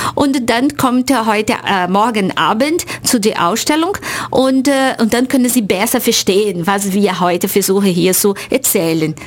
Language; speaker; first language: German; non-native, fluent; Portuguese